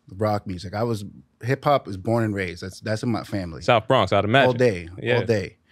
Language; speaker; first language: English; native; English